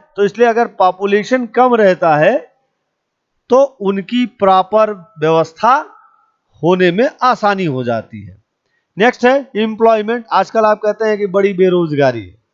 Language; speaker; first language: Hindi; native; Hindi